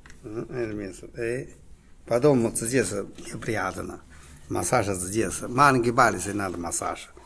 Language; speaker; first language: Russian; non-native, learner; Chinese